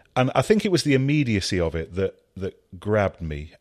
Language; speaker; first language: English; native; English